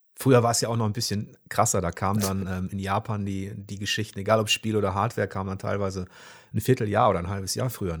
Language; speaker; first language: German; native; German